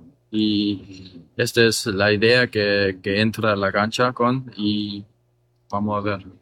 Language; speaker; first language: Spanish; early bilingual, heritage; English